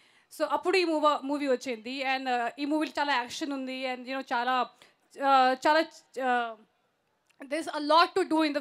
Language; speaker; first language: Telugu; non-native, learner; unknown